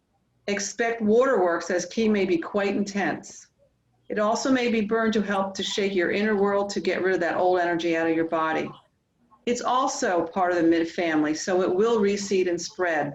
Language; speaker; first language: English; native; English